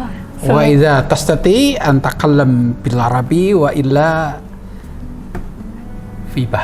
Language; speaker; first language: Arabic; non-native, learner; Indonesian